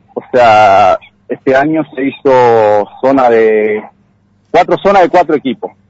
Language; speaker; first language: Spanish; native; Spanish